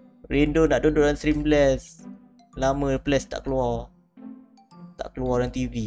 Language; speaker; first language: Malay; native; Malay